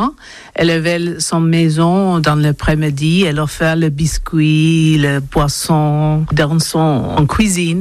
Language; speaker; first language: French; non-native, learner; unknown